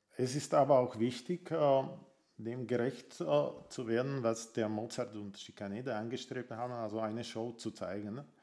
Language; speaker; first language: German; non-native, fluent; Slovak